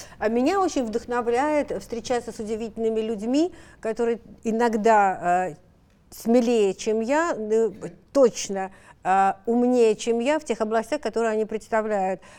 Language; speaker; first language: Russian; native; Russian